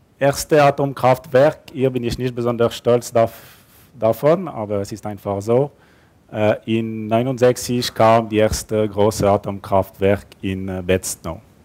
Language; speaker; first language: German; non-native, local second language; French